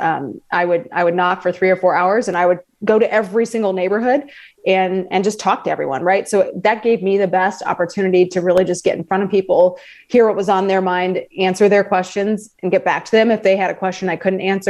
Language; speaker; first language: English; native; English